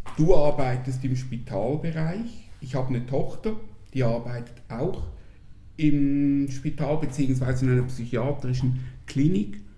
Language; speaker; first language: German; native; German